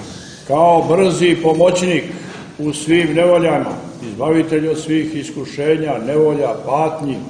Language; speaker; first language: Croatian; native; Croatian